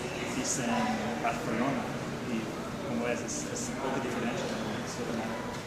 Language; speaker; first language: Spanish; non-native, learner; English